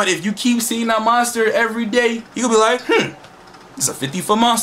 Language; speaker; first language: English; native; English